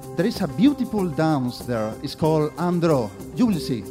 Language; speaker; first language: English; non-native, fluent; Spanish